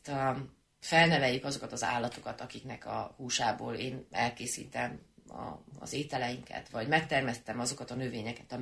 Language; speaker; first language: Hungarian; native; Hungarian